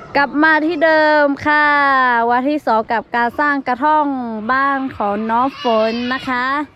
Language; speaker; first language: Thai; non-native, local second language; Lahu